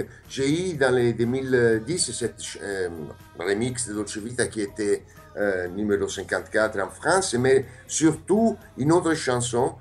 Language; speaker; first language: French; non-native, fluent; Italian